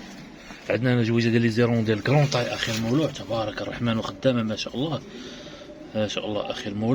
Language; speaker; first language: Arabic; native; Arabic